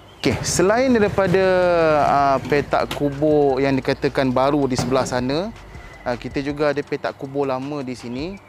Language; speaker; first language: Malay; native; Malay